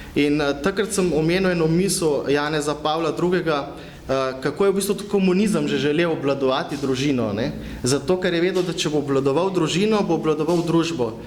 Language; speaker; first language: Slovenian; native; Slovenian